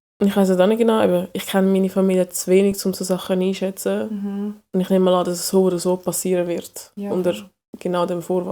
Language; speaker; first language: German; early bilingual, other home language; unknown